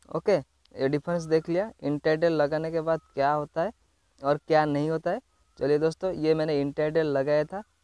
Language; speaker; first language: Hindi; native; Hindi